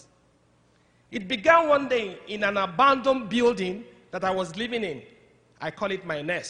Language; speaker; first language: English; non-native, local second language; Igbo